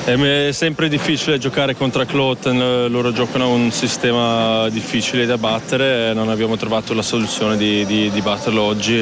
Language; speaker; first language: Italian; non-native, local second language; German